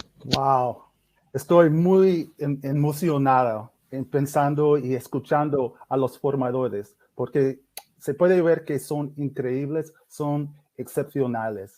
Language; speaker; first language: Spanish; non-native, fluent; English